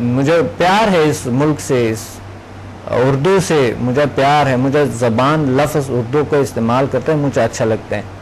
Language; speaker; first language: Urdu; non-native, local second language; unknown